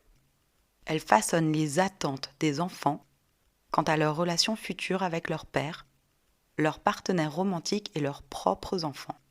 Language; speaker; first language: French; native; French